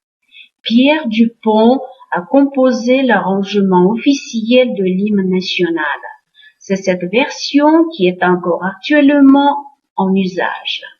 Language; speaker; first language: French; non-native, fluent; Uzbek